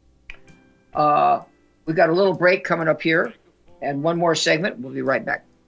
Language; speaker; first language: English; native; English